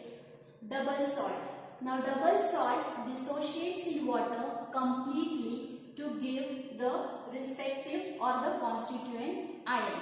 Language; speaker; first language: English; non-native, local second language; Marathi